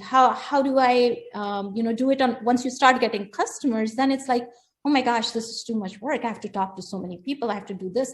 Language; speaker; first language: English; non-native, local second language; Hindi